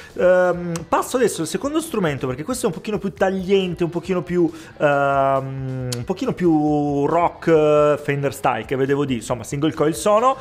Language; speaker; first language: Italian; native; Italian